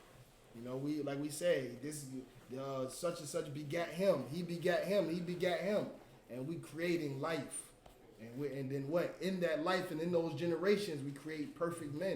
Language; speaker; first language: English; native; English